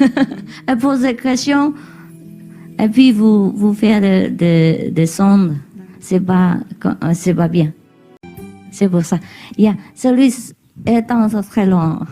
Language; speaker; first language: French; non-native, learner; Chinese